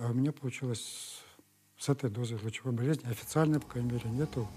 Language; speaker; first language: Russian; native; Russian